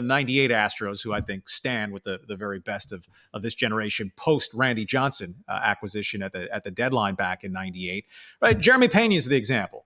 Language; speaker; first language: English; native; English